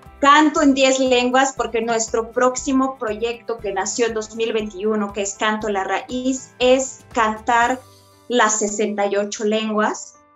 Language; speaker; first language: Spanish; non-native, local second language; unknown